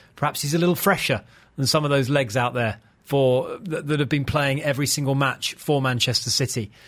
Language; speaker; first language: English; native; English